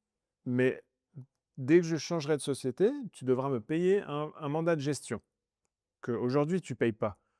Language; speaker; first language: French; native; French